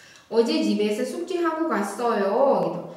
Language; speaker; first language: Korean; non-native, fluent; Indonesian